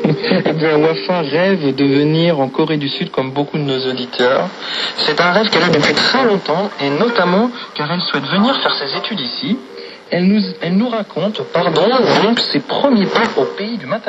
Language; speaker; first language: French; native; French